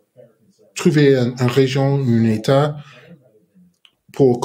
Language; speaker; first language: French; non-native, learner; English